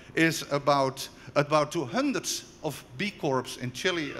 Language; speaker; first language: English; non-native, fluent; Dutch